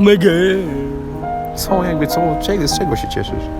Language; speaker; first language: Polish; native; Polish